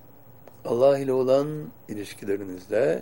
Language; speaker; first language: Turkish; native; Turkish